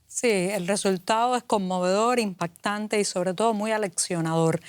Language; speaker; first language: Spanish; native; Spanish